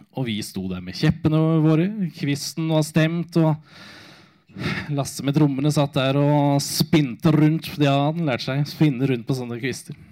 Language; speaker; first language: Norwegian; native; Norwegian